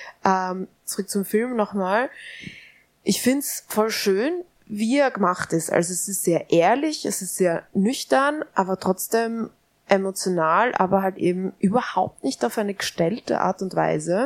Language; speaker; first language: German; native; German